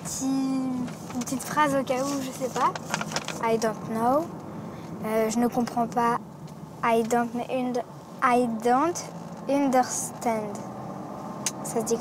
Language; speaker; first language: French; native; French